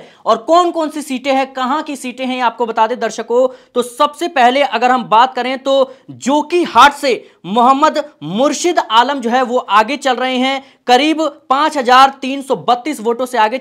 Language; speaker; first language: Hindi; native; Hindi